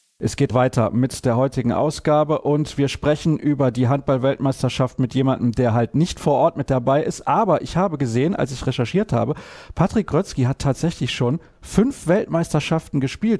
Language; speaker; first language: German; native; German